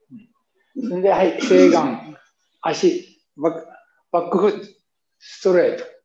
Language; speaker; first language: Japanese; native; Japanese